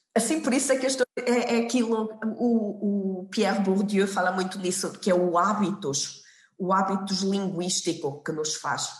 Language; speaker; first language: Portuguese; native; Portuguese